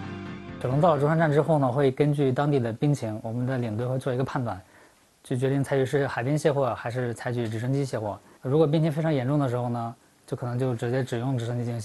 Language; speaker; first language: Chinese; native; Chinese